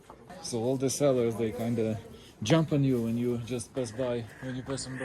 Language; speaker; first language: English; non-native, fluent; Russian